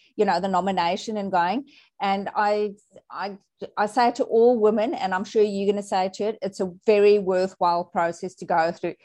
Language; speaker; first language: English; native; English